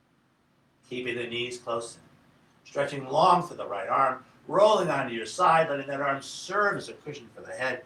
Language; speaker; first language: English; native; English